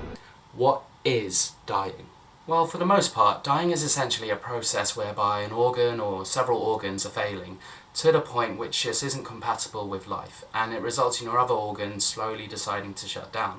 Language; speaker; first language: English; native; English